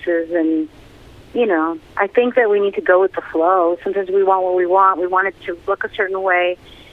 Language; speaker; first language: English; native; English